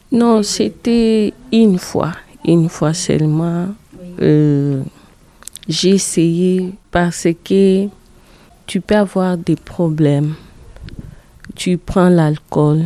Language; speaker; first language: French; non-native, learner; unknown